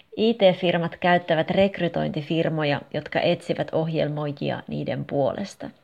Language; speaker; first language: Finnish; native; Finnish